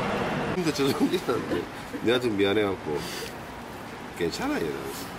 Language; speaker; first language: Korean; native; Korean